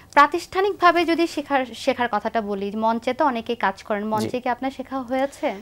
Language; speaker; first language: Bangla; native; Bangla